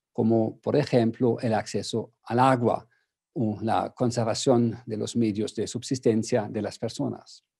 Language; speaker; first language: Spanish; non-native, fluent; German